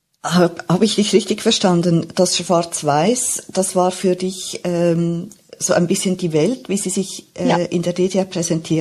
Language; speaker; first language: German; native; German